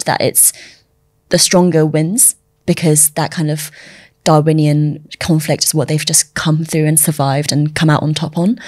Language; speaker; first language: English; early bilingual, other home language; Chinese